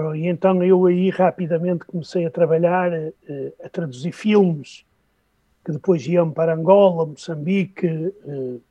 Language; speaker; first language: Portuguese; native; Portuguese